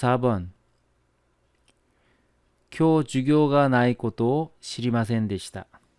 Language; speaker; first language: Japanese; non-native, fluent; Korean